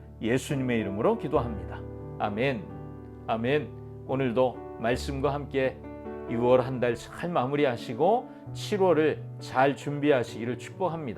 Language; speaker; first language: Korean; native; Korean